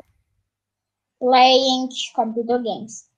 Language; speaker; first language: English; non-native, learner; Turkish